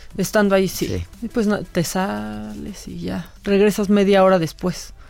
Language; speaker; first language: Spanish; native; Spanish